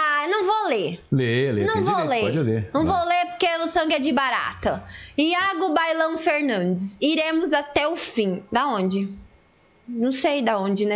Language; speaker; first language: Portuguese; native; Portuguese